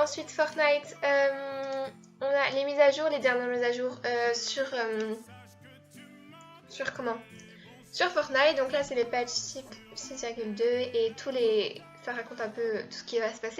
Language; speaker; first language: French; native; French